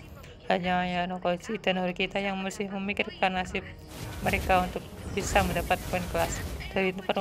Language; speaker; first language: Indonesian; native; Indonesian